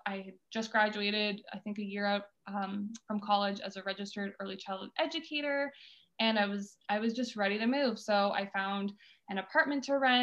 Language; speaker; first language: English; native; English